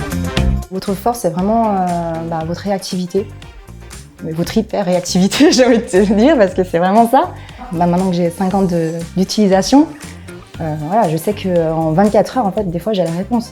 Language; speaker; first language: French; native; French